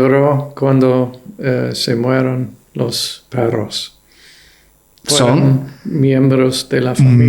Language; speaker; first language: Spanish; non-native, fluent; English